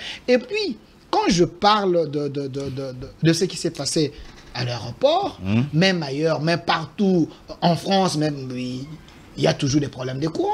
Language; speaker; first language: French; non-native, local second language; Lingala